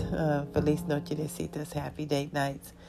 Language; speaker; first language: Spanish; non-native, learner; English